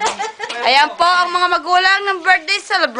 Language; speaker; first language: Filipino; native; Filipino